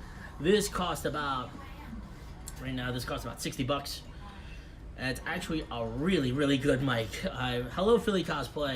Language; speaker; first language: English; native; English